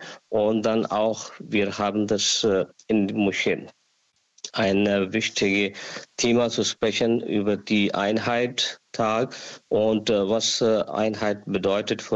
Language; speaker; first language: German; non-native, learner; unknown